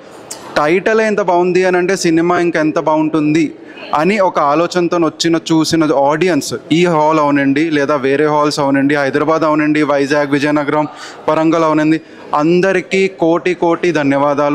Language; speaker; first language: Telugu; native; Telugu